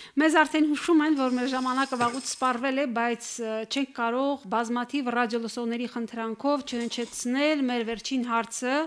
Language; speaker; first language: Armenian; native; Armenian